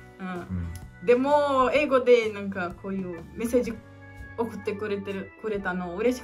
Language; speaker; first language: Japanese; non-native, learner; Portuguese